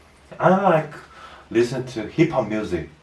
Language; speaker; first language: English; non-native, learner; Korean